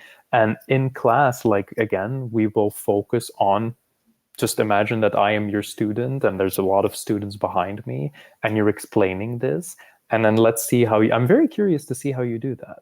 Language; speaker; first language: English; non-native, fluent; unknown